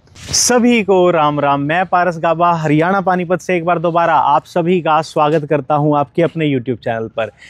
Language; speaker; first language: Hindi; native; Hindi